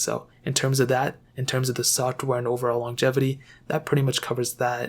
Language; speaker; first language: English; native; English